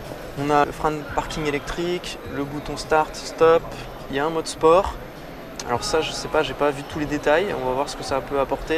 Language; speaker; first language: French; native; French